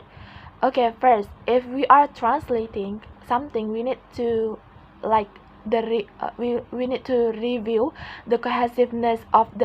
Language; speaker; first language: English; non-native, learner; Indonesian